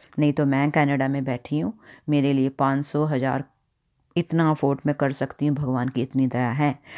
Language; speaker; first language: Hindi; non-native, local second language; Punjabi